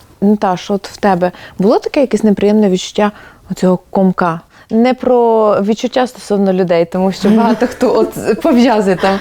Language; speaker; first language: Ukrainian; native; Ukrainian